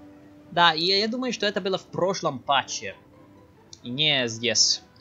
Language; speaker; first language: Russian; non-native, learner; English